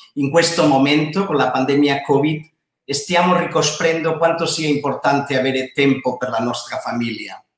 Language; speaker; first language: Italian; non-native, learner; Catalan